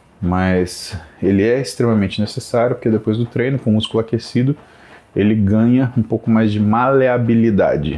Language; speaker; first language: Portuguese; native; Portuguese